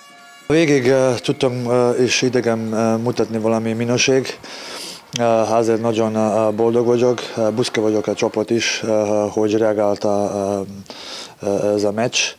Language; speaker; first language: Hungarian; non-native, learner; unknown